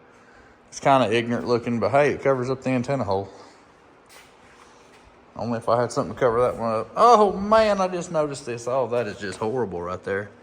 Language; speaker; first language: English; native; English